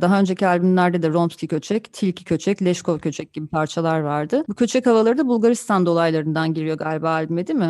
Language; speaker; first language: Turkish; native; Turkish